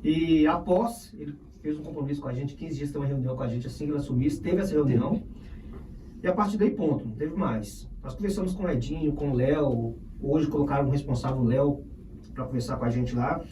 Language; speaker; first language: Portuguese; native; Portuguese